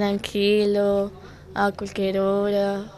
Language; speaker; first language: Portuguese; non-native, learner; Spanish